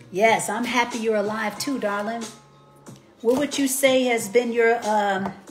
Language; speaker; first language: English; native; English